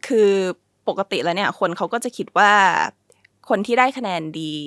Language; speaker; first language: Thai; early bilingual, other home language; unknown